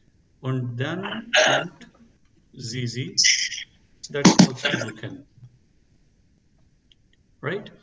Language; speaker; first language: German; non-native, fluent; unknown